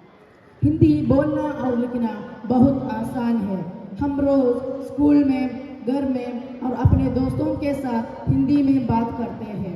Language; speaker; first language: Hindi; non-native, local second language; Malayalam